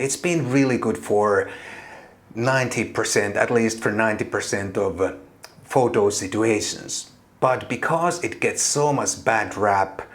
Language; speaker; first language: English; non-native, fluent; Finnish